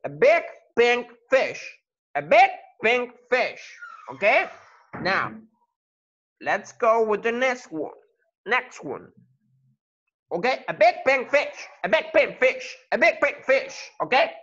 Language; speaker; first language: English; non-native, fluent; Spanish